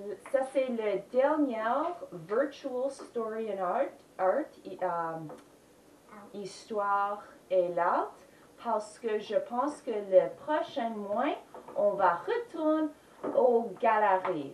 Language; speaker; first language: French; non-native, learner; English